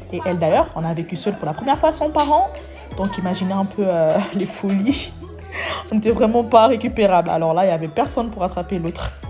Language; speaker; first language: French; native; French